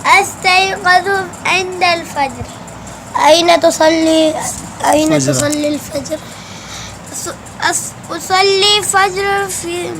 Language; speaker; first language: Arabic; non-native, learner; Urdu